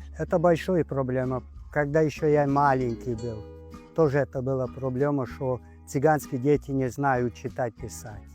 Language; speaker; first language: Russian; non-native, local second language; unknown